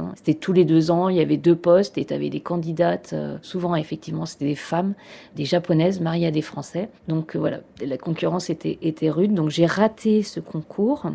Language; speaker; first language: French; native; French